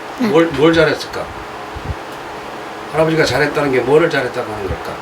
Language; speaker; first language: Korean; native; Korean